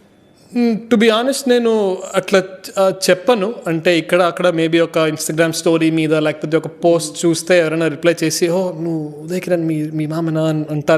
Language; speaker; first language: Telugu; early bilingual, heritage; Telugu